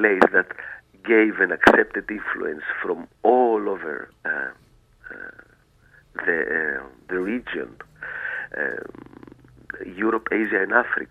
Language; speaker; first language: English; non-native, fluent; Greek